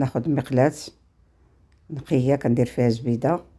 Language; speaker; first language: Arabic; native; Arabic